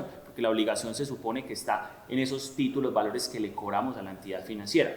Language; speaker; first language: Spanish; native; Spanish